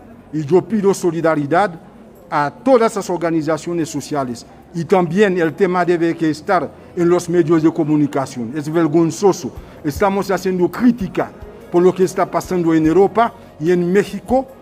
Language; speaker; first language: Spanish; non-native, fluent; Haitian Creole